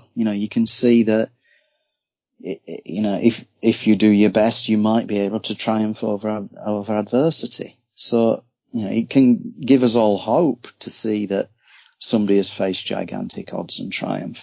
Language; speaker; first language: English; native; English